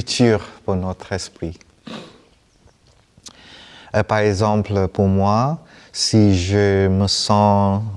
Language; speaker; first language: French; non-native, fluent; Vietnamese